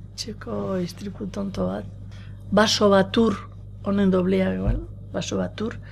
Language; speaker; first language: Basque; native; Basque